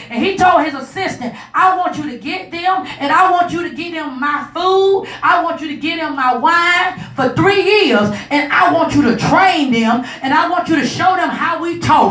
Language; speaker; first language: English; native; English